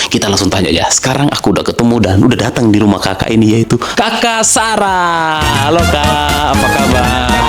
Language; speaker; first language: Indonesian; native; Indonesian